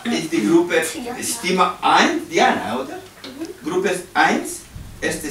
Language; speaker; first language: German; non-native, learner; Spanish